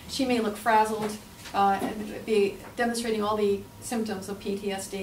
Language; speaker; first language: English; native; English